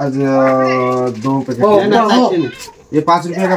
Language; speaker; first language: Hindi; non-native, local second language; Bangla